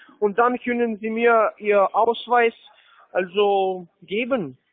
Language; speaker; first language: German; non-native, learner; Russian